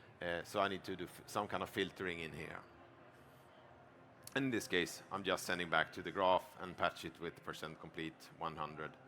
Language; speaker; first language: English; non-native, fluent; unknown